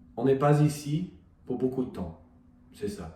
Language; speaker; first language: French; non-native, fluent; English